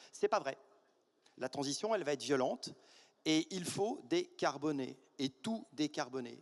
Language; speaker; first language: French; native; French